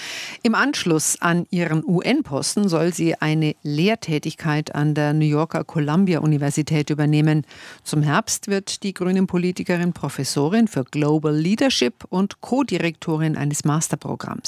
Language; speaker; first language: German; native; German